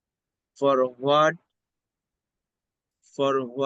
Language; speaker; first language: English; non-native, learner; Bangla